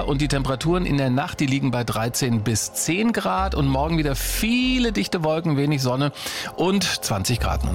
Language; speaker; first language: German; native; German